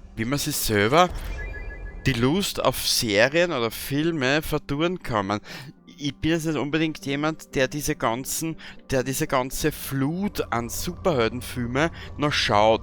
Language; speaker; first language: German; native; German